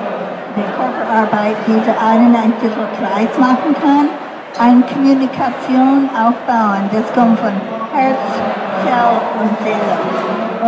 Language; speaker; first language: German; non-native, fluent; English